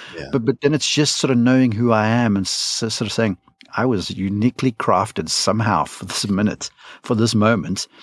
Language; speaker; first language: English; native; English